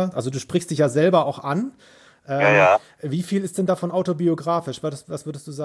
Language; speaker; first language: German; native; German